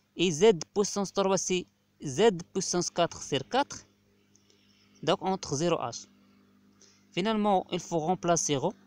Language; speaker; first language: French; non-native, local second language; Arabic